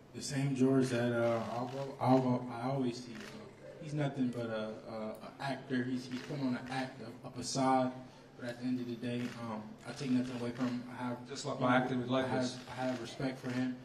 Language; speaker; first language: English; native; English